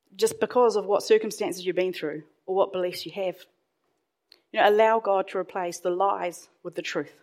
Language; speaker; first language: English; native; English